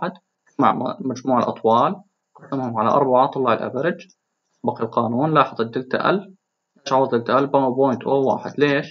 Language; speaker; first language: Arabic; native; Arabic